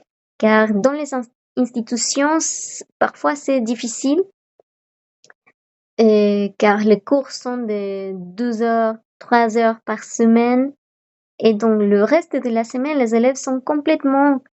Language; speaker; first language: French; non-native, fluent; Spanish